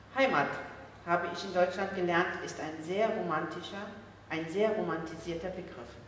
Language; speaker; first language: German; early bilingual, other home language; Turkish